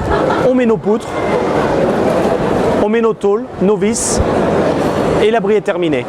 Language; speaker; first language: French; native; French